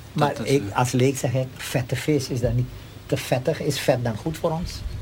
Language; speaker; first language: Dutch; native; Dutch